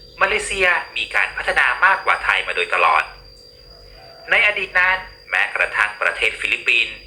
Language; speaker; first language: Thai; native; Thai